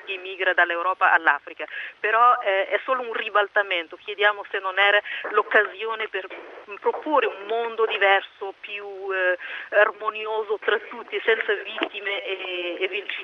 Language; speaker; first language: Italian; non-native, fluent; Portuguese